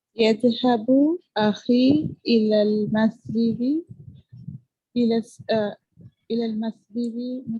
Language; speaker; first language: Arabic; non-native, learner; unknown